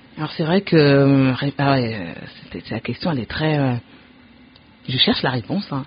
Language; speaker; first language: French; early bilingual, other home language; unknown